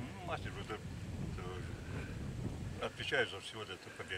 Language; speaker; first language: Russian; native; Russian